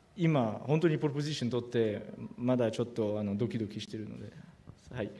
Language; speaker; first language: Japanese; non-native, learner; French